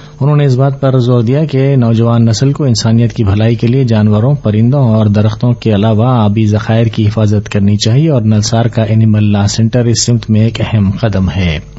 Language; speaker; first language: Urdu; native; Urdu